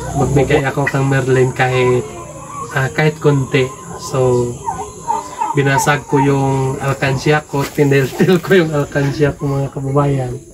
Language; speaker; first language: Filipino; non-native, local second language; Cebuano